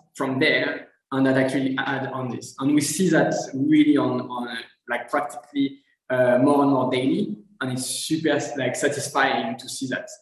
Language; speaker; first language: English; non-native, fluent; French